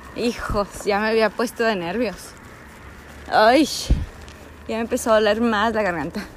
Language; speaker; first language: Spanish; early bilingual, heritage; Spanish